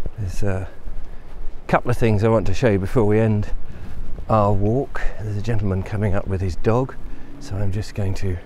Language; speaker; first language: English; native; English